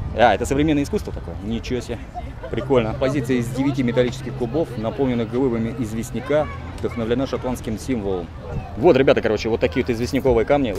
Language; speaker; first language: Russian; native; Russian